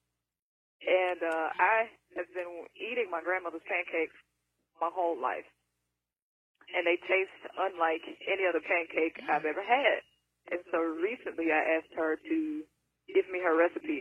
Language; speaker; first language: English; native; English